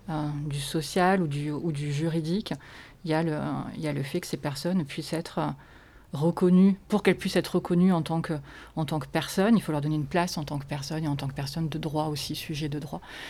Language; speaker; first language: French; native; French